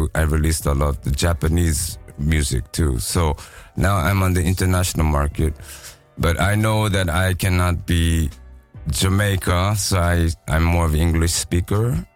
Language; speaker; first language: English; non-native, fluent; Japanese